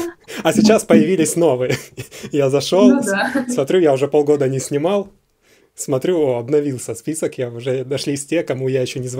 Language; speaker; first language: Russian; native; Russian